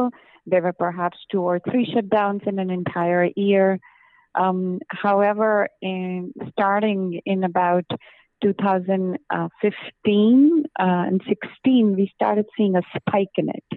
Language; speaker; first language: English; non-native, local second language; Hindi